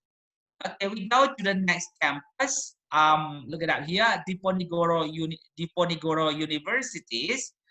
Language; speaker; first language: English; non-native, fluent; Indonesian